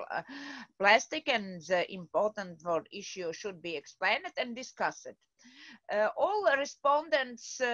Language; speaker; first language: English; non-native, learner; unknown